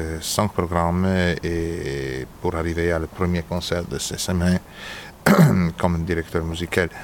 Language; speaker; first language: French; non-native, fluent; Italian